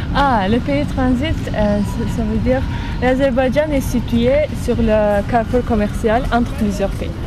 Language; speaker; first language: French; non-native, fluent; Azerbaijani